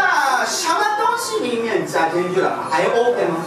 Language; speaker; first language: Chinese; non-native, fluent; Japanese